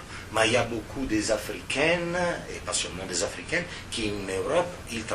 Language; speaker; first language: French; non-native, fluent; Italian